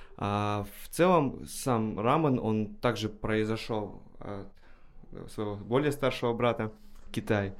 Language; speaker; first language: Russian; native; Russian